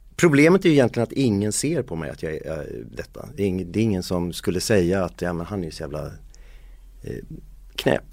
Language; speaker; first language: Swedish; native; Swedish